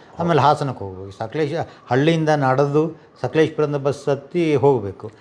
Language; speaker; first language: Kannada; native; Kannada